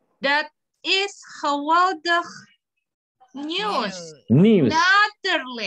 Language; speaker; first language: Dutch; non-native, learner; Indonesian